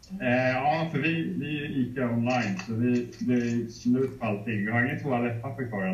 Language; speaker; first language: Swedish; native; Swedish